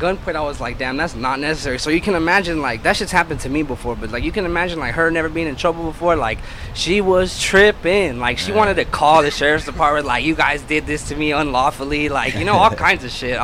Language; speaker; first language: English; native; English